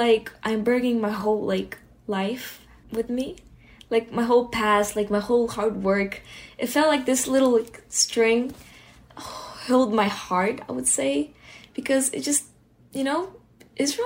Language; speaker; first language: English; early bilingual, other home language; Hebrew